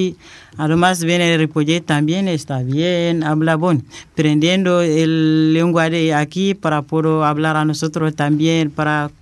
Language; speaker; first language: Spanish; non-native, learner; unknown